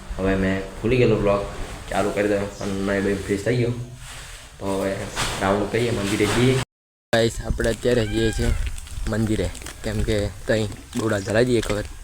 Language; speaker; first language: Gujarati; non-native, local second language; Rathawi